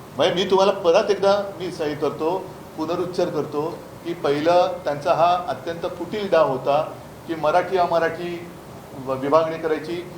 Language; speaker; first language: Marathi; native; Marathi